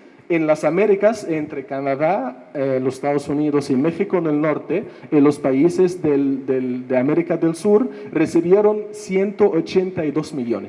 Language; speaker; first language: Spanish; non-native, fluent; Arabic